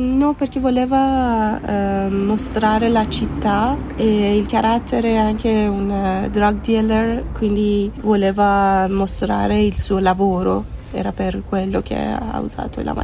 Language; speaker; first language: Italian; non-native, fluent; Persian